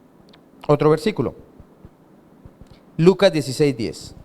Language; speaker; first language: Spanish; native; Spanish